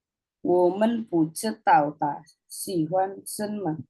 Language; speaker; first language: Chinese; non-native, learner; Indonesian